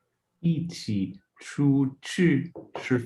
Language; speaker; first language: Chinese; non-native, learner; English